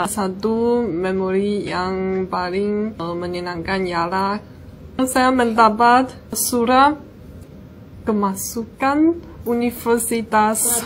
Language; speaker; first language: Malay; non-native, learner; Chinese